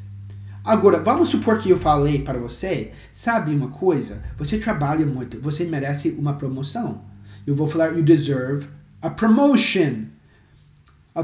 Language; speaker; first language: Portuguese; non-native, fluent; English